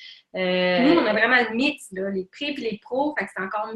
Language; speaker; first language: French; native; French